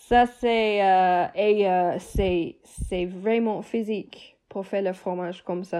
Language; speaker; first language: French; non-native, fluent; English